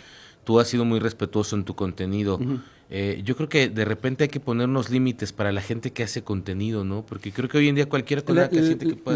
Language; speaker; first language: Spanish; native; Spanish